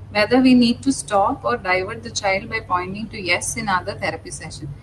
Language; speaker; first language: English; non-native, local second language; Malayalam